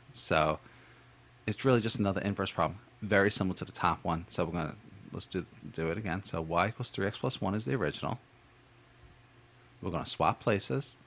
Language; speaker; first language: English; native; English